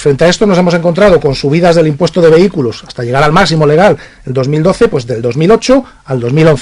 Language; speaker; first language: Spanish; native; Spanish